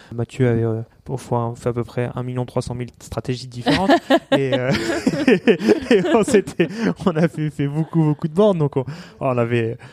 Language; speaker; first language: French; native; French